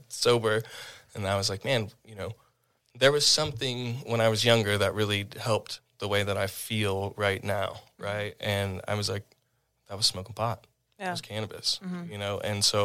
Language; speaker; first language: English; native; English